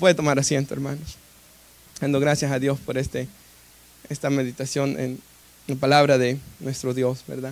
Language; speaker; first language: Spanish; native; Spanish